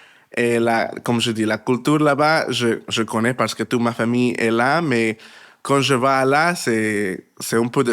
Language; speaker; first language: French; non-native, learner; Spanish